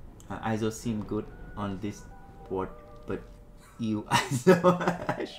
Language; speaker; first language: English; non-native, fluent; Vietnamese